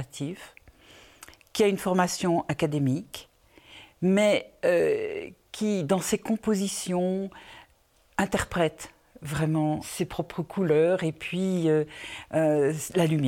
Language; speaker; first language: French; native; French